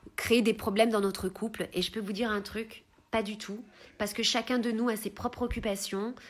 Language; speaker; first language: French; early bilingual, heritage; Italian